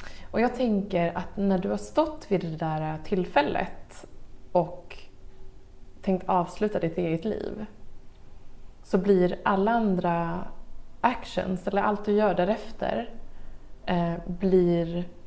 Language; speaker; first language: Swedish; native; Swedish